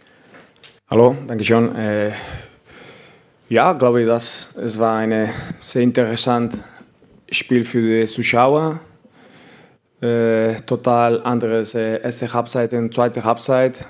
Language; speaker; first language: German; non-native, learner; Spanish